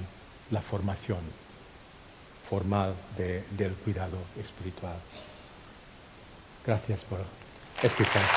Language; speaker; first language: Spanish; non-native, fluent; Thai